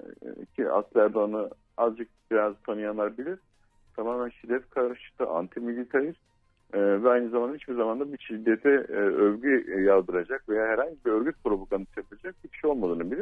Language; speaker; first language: Turkish; native; Turkish